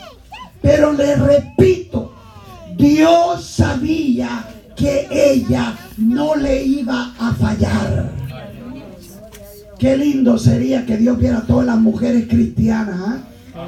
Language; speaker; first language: Spanish; native; Spanish